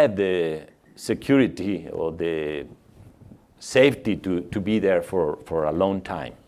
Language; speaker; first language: English; non-native, fluent; Spanish